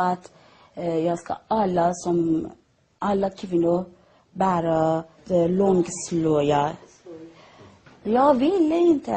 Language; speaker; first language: Swedish; non-native, learner; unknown